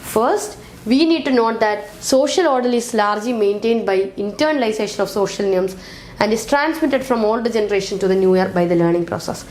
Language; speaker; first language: English; non-native, local second language; Malayalam